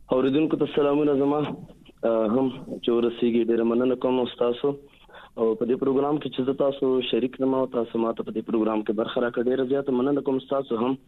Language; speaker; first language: Pashto; native; Pashto